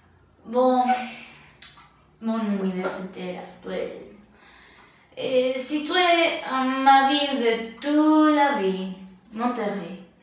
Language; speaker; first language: French; non-native, learner; Spanish